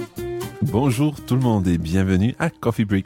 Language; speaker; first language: French; non-native, fluent; English